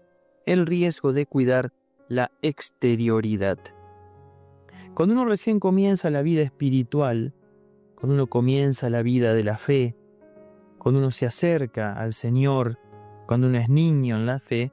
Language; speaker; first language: Spanish; native; Spanish